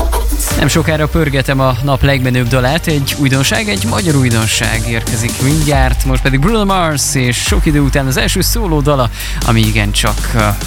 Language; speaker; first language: Hungarian; native; Hungarian